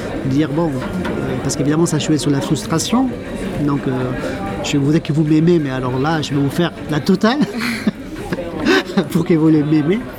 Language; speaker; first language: French; non-native, fluent; Spanish